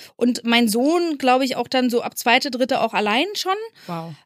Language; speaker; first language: German; native; German